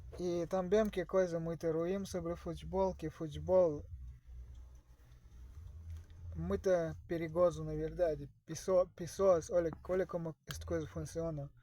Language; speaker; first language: Portuguese; non-native, learner; Russian